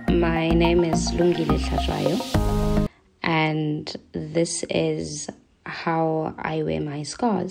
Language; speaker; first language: English; non-native, local second language; Zulu